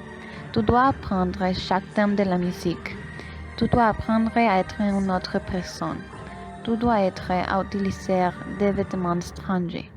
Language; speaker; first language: French; non-native, learner; Spanish